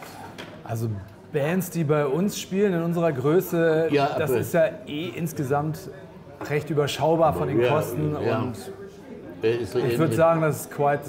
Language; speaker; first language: German; native; German